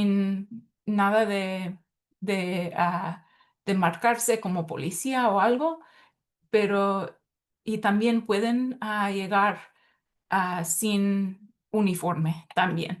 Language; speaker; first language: Spanish; early bilingual, heritage; Spanish